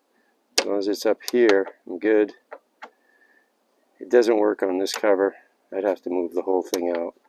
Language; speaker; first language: English; native; English